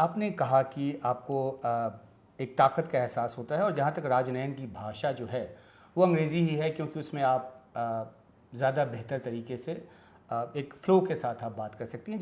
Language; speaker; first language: Hindi; native; Hindi